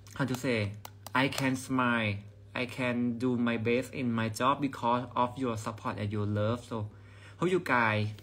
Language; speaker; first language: English; non-native, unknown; Thai